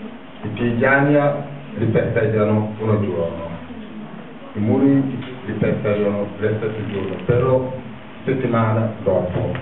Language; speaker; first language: Italian; non-native, fluent; Wolof